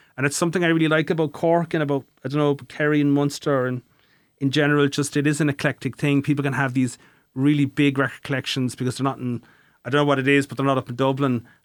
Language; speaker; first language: English; native; English